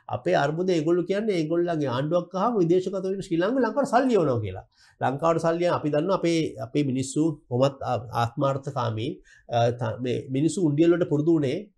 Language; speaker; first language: Sinhala; native; Sinhala